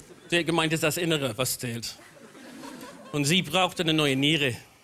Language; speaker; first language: German; non-native, fluent; English